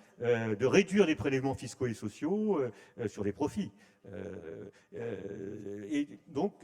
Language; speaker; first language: French; native; French